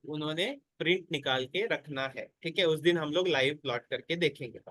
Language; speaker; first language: Hindi; non-native, local second language; Marathi